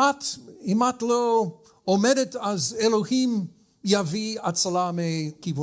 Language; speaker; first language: Hebrew; non-native, fluent; English